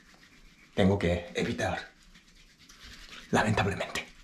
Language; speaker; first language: Spanish; non-native, learner; Japanese